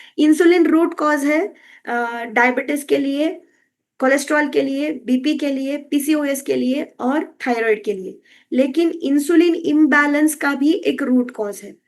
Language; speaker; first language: Hindi; non-native, local second language; Kannada